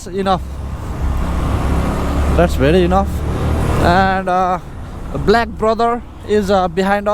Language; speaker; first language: English; non-native, learner; Nepali